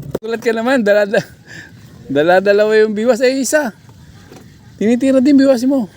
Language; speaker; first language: Filipino; native; Filipino